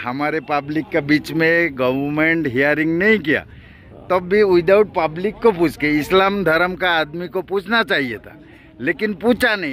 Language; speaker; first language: Hindi; non-native, local second language; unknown